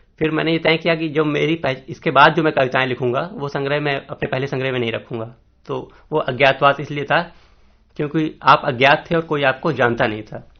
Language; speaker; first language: Hindi; native; Hindi